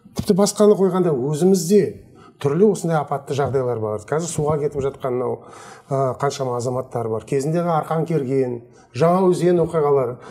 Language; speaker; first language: Kazakh; native; Kazakh